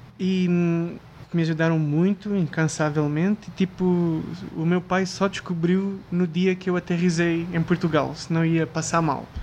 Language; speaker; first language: Portuguese; native; Portuguese